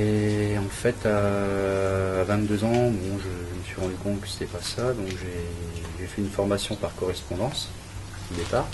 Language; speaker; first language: French; native; French